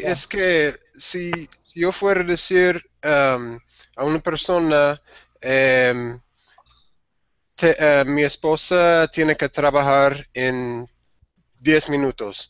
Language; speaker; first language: Spanish; non-native, fluent; English